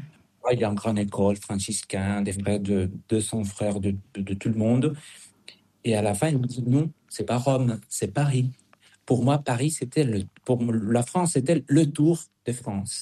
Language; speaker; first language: French; non-native, fluent; Spanish